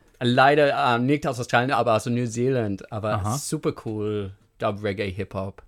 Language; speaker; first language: German; non-native, fluent; English